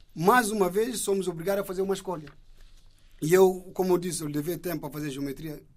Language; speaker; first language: Portuguese; non-native, fluent; Indonesian